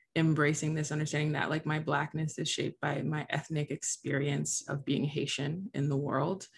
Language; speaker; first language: English; early bilingual, other home language; Haitian Creole